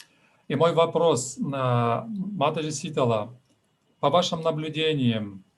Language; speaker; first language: Russian; native; Russian